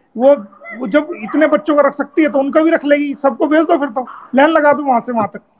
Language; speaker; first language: Hindi; native; Hindi